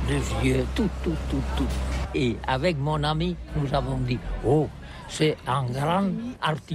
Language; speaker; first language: French; non-native, learner; Catalan